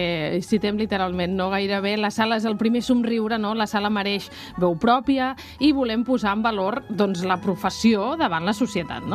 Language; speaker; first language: Catalan; native; Catalan